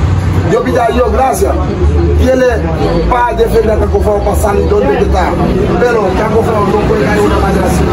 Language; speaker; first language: Spanish; non-native, learner; Haitian Creole